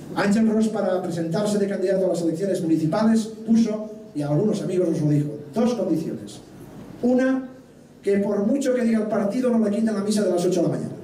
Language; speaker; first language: Spanish; non-native, local second language; Catalan